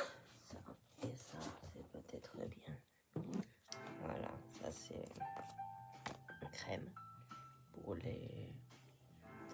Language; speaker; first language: French; non-native, fluent; Japanese